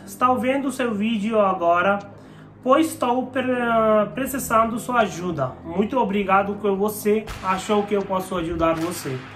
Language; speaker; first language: Portuguese; non-native, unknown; Hindi